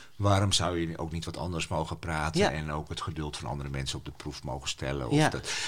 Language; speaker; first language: Dutch; non-native, local second language; Western Frisian